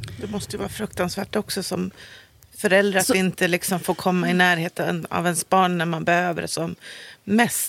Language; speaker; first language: Swedish; native; Swedish